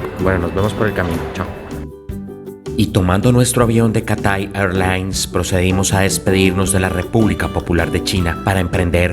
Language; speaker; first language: Spanish; native; Spanish